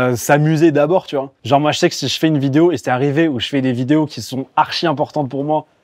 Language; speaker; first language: French; native; French